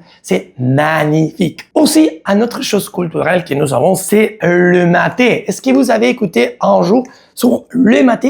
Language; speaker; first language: French; non-native, learner; Spanish